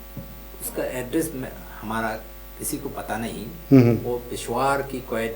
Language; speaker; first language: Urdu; early bilingual, heritage; Bangla